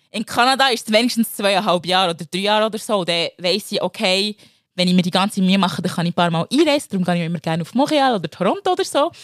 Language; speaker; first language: German; early bilingual, other home language; Lingala